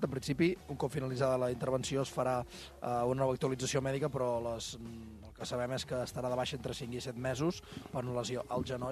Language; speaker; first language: Catalan; native; Catalan